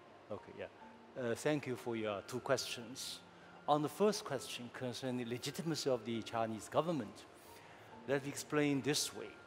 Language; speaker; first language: English; non-native, fluent; Chinese